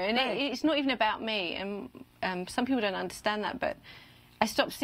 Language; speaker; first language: English; native; English